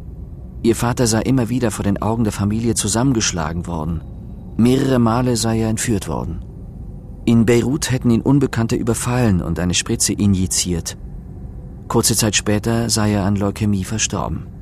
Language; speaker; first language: German; native; German